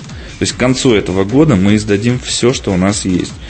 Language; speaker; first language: Russian; native; Russian